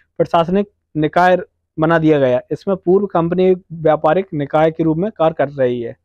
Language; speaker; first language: Hindi; native; Hindi